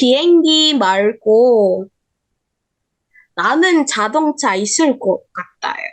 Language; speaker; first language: Korean; non-native, learner; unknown